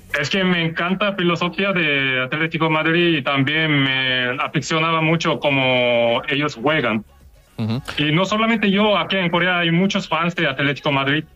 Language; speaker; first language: Spanish; non-native, learner; Korean